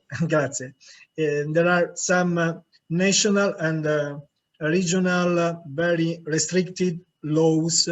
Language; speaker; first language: English; non-native, learner; Italian